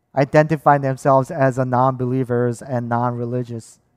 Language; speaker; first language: English; early bilingual, other home language; Korean